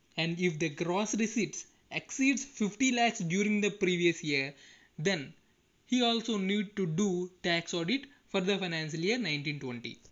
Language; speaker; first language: English; non-native, local second language; Telugu